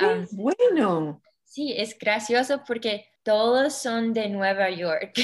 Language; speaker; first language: Spanish; early bilingual, heritage; English